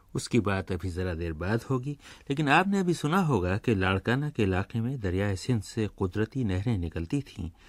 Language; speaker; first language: Urdu; native; Urdu